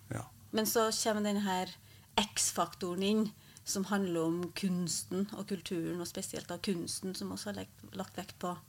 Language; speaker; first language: Norwegian; native; Norwegian